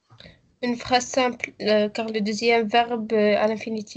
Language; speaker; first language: French; non-native, learner; Arabic